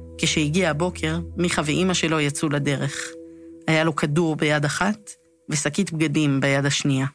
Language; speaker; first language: Hebrew; native; Hebrew